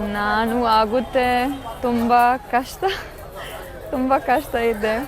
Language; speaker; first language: Kannada; non-native, learner; English